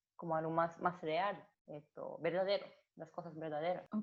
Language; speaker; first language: Spanish; non-native, learner; Japanese